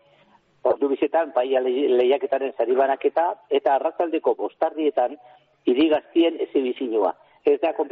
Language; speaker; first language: Basque; native; Basque